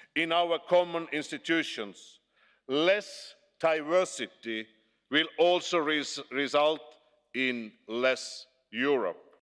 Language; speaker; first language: English; non-native, fluent; Estonian